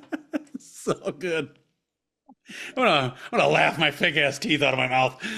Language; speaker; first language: English; native; English